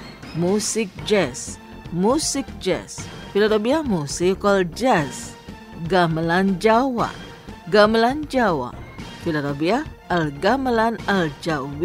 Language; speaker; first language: Arabic; non-native, fluent; Indonesian